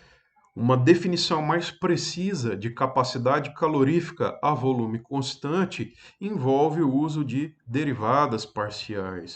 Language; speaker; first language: Portuguese; native; Portuguese